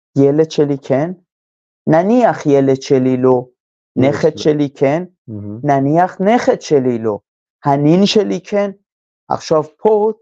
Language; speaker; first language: Hebrew; non-native, fluent; Persian